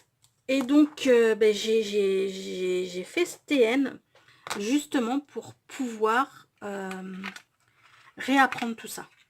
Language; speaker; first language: French; native; French